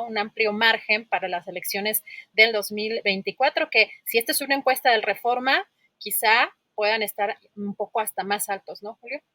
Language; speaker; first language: Spanish; native; Spanish